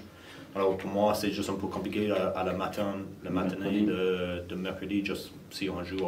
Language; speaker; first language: French; non-native, fluent; English